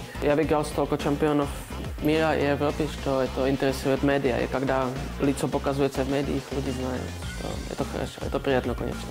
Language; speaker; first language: Russian; non-native, learner; Czech